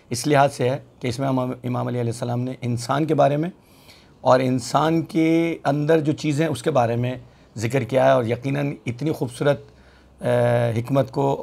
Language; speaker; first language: Urdu; native; Urdu